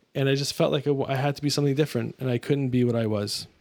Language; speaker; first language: English; native; English